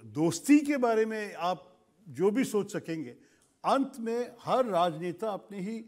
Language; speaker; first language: Hindi; non-native, local second language; Malayalam